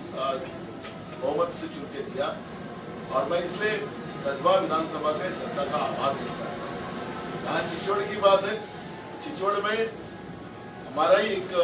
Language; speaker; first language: Hindi; non-native, local second language; Marathi